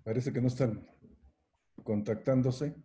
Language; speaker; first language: Spanish; native; Spanish